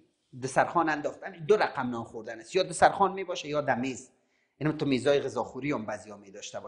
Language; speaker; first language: Persian; native; Persian